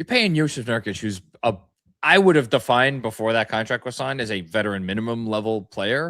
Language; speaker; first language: English; native; English